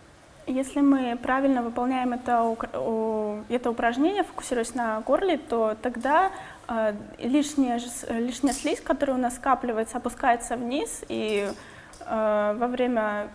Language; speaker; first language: Russian; native; Russian